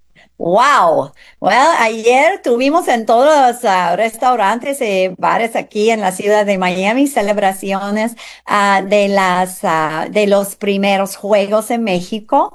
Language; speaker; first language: Spanish; non-native, fluent; English